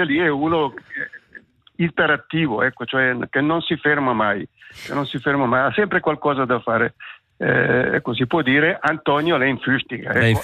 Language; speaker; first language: Italian; native; Italian